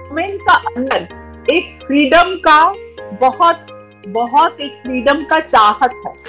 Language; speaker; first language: Hindi; non-native, local second language; Bangla